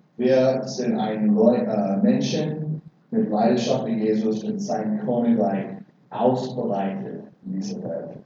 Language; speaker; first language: German; non-native, learner; English